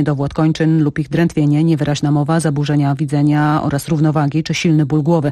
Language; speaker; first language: Polish; native; Polish